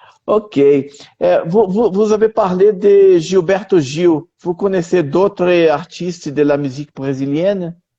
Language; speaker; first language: French; non-native, learner; Portuguese